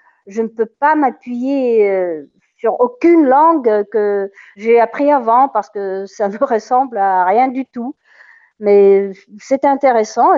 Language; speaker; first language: French; non-native, fluent; Russian